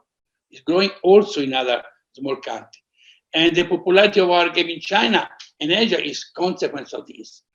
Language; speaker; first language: English; non-native, fluent; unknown